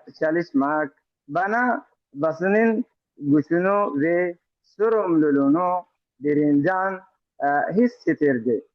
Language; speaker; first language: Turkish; non-native, learner; Arabic